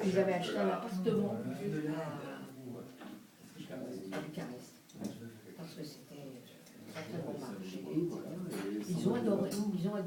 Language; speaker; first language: French; native; French